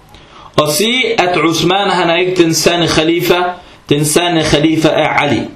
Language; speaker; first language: Danish; early bilingual, other home language; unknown